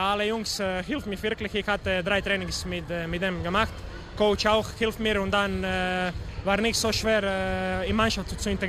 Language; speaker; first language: German; non-native, learner; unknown